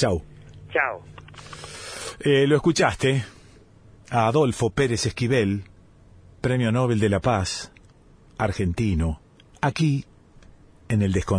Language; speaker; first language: Spanish; native; Spanish